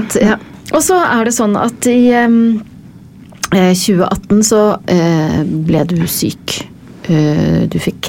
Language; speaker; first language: Norwegian; native; Norwegian